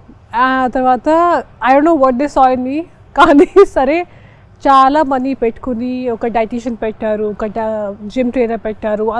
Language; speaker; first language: Telugu; non-native, local second language; Hindi